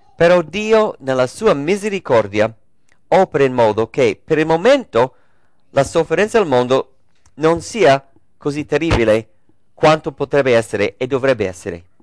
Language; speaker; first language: Italian; non-native, fluent; English